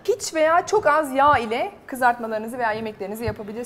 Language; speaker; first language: Turkish; native; Turkish